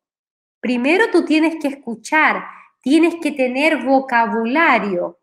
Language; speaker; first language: Spanish; non-native, fluent; Portuguese